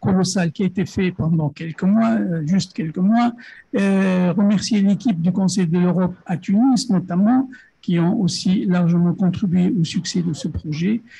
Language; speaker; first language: French; non-native, local second language; Arabic